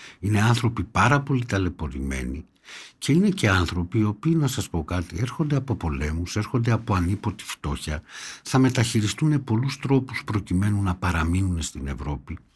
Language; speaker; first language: Greek; native; Greek